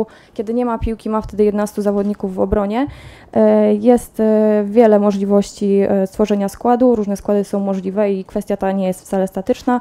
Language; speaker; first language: Polish; native; Polish